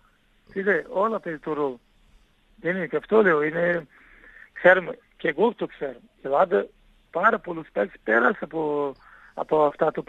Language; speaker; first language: Greek; non-native, learner; Portuguese